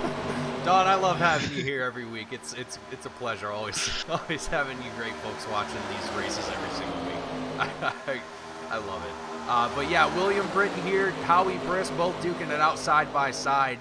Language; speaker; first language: English; native; English